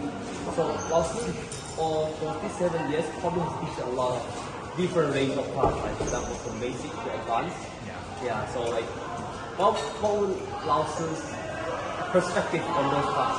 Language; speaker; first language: English; non-native, learner; Indonesian